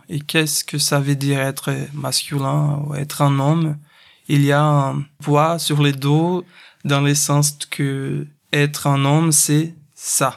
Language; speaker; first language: French; non-native, fluent; Portuguese